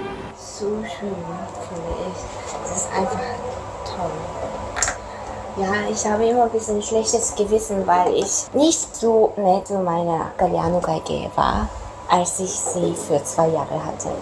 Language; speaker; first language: German; non-native, fluent; Korean